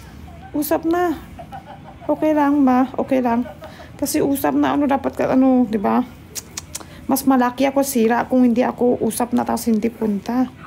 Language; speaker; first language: Filipino; non-native, learner; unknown